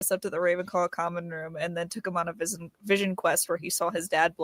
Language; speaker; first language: English; native; English